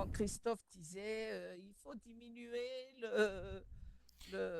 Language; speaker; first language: French; non-native, local second language; Malagasy